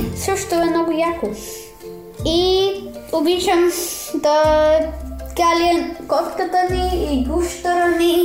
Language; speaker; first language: Bulgarian; early bilingual, heritage; Bulgarian